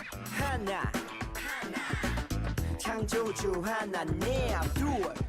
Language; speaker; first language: Korean; native; Korean